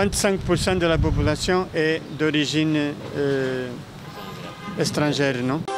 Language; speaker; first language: French; non-native, fluent; Spanish